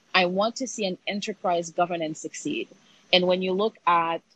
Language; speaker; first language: English; early bilingual, other home language; Haitian Creole